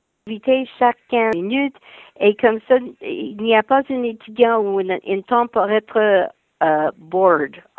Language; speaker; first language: French; non-native, fluent; English